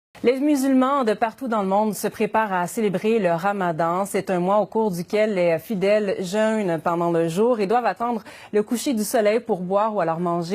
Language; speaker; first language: French; native; French